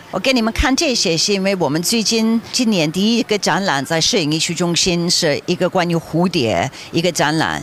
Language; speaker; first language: Chinese; non-native, fluent; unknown